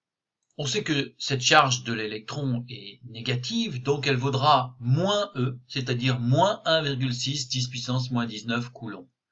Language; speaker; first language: French; native; French